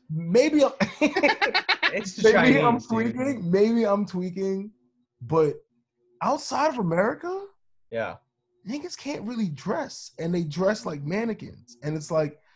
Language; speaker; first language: English; native; English